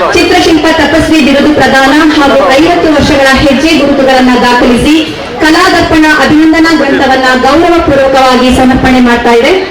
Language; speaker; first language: Kannada; native; Kannada